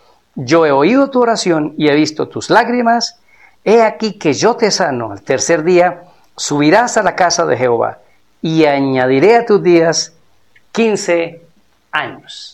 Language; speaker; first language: Spanish; native; Spanish